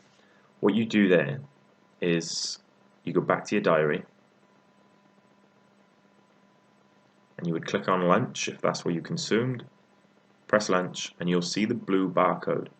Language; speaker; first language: English; native; English